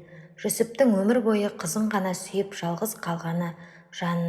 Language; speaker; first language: Kazakh; native; Kazakh